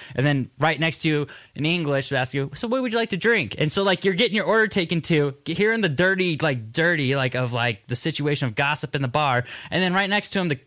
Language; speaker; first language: English; native; English